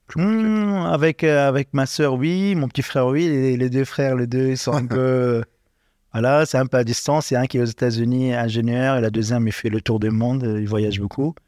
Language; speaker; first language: French; non-native, learner; Arabic